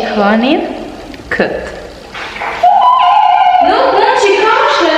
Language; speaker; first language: Albanian; early bilingual, heritage; Albanian